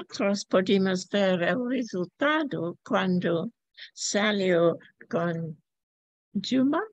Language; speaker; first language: Spanish; non-native, learner; English